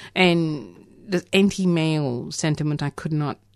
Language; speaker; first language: English; non-native, local second language; Tamil